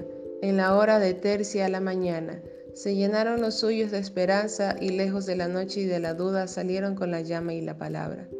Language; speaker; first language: Spanish; native; Spanish